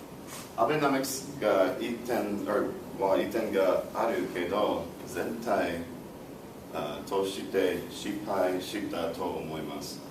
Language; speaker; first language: Japanese; non-native, learner; English